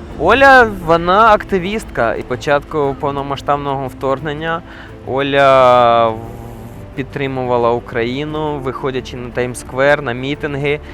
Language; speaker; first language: Ukrainian; native; Ukrainian